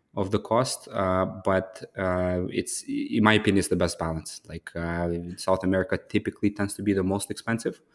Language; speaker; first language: English; early bilingual, other home language; Ukrainian